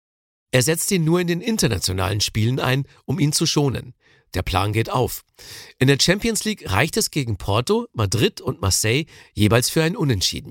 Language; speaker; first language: German; native; German